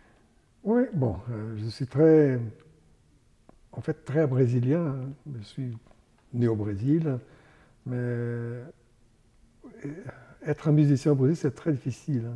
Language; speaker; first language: French; non-native, fluent; Portuguese